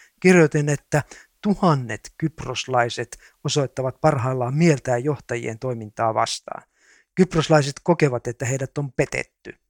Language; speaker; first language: Finnish; native; Finnish